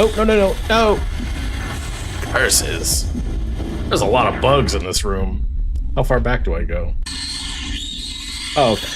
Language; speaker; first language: English; native; English